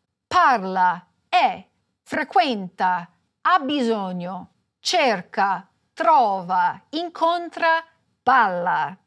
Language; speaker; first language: Italian; non-native, fluent; English